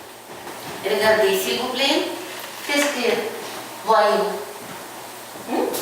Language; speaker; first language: French; non-native, fluent; Ukrainian